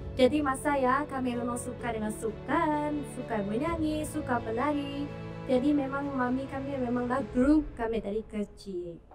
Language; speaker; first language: Malay; non-native, local second language; Iban